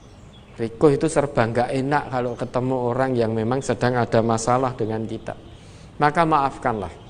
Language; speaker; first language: Indonesian; non-native, local second language; Javanese